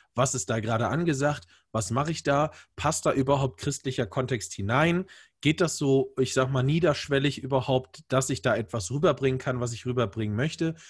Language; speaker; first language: German; native; German